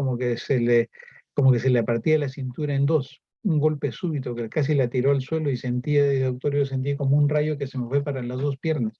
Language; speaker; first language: Spanish; native; Spanish